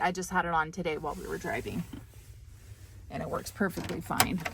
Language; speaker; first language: English; native; English